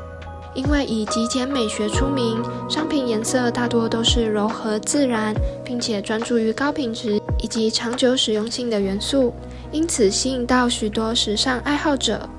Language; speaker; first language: Chinese; native; Chinese